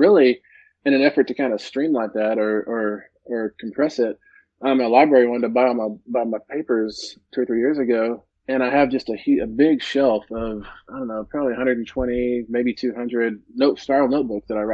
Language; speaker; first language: English; native; English